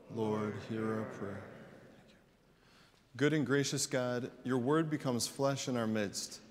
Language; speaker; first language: English; native; English